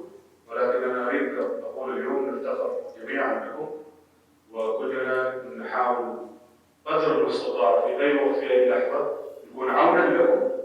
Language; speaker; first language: Arabic; native; Arabic